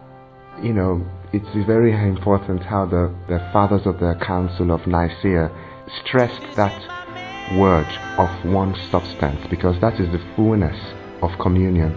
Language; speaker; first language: English; non-native, local second language; Igbo